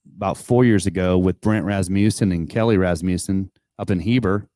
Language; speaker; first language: English; native; English